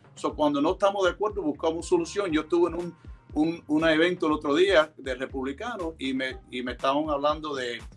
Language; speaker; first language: Spanish; early bilingual, heritage; Spanish